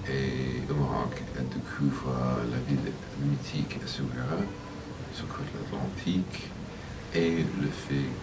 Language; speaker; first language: French; non-native, fluent; English